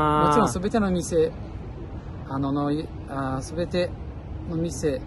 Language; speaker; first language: Japanese; non-native, fluent; Portuguese